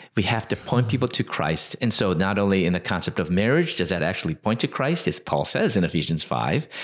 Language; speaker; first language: English; native; English